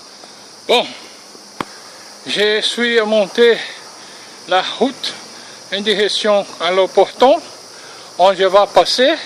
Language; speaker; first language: French; non-native, learner; Portuguese